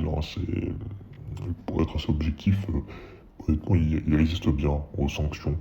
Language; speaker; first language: French; native; French